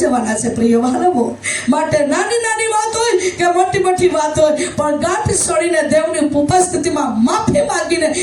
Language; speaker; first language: Gujarati; non-native, local second language; Gamit